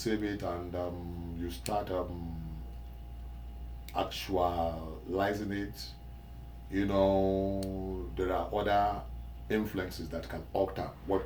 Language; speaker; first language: English; non-native, local second language; Igbo